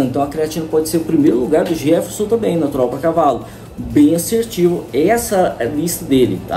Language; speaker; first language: Portuguese; native; Portuguese